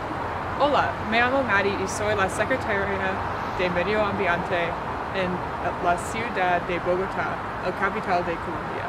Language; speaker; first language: Spanish; non-native, learner; English